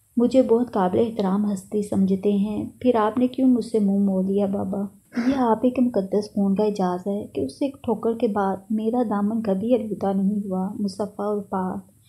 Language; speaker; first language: Urdu; native; Urdu